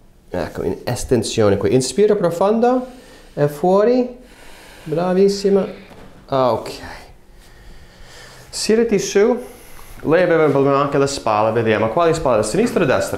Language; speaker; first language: Italian; non-native, fluent; English